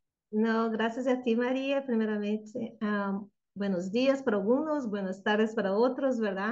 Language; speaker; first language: Spanish; non-native, fluent; Portuguese